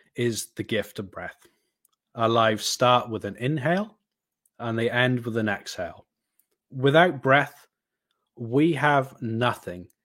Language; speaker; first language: English; native; English